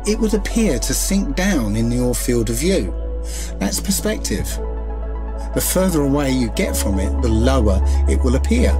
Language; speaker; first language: English; native; English